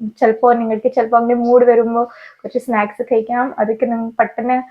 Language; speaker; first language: Malayalam; non-native, learner; Hindi